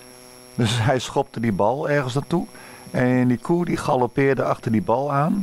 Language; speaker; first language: Dutch; native; Dutch